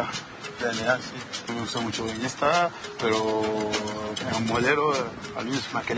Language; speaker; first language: Spanish; non-native, learner; French